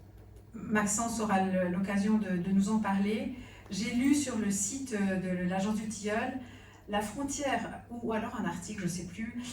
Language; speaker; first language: French; native; French